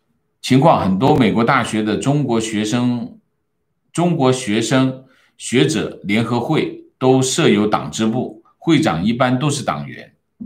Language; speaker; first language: Chinese; native; Chinese